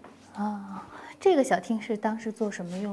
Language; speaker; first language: Chinese; native; Chinese